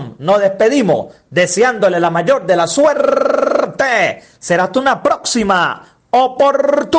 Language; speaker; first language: Spanish; native; Spanish